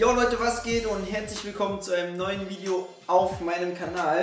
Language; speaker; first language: German; native; German